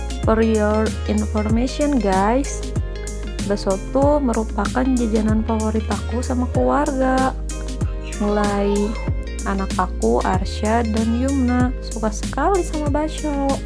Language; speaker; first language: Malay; non-native, local second language; Sundanese